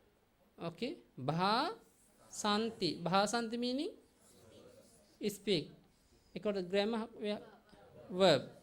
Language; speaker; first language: English; non-native, learner; Sinhala